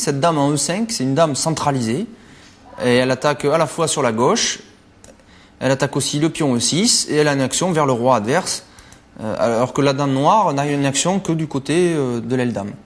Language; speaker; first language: French; native; French